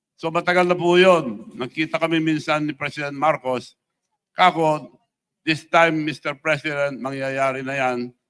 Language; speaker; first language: Filipino; non-native, local second language; Iloko